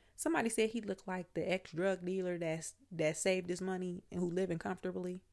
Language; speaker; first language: English; native; English